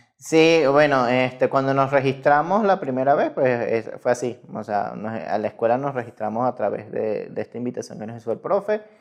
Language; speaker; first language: Spanish; native; Spanish